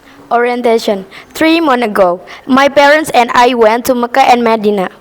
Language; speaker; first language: English; non-native, learner; Indonesian